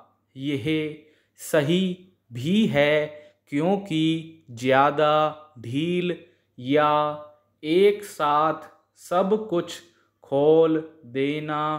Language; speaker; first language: Hindi; native; Hindi